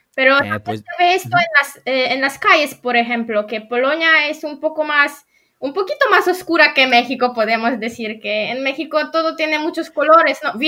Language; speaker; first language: Spanish; non-native, fluent; Polish